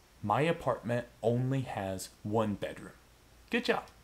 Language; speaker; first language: English; native; English